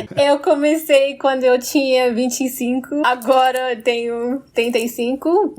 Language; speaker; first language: Portuguese; non-native, fluent; English